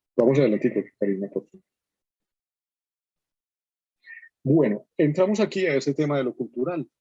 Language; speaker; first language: Spanish; native; Spanish